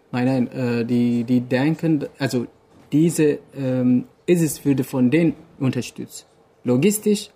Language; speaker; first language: German; non-native, fluent; Kurdish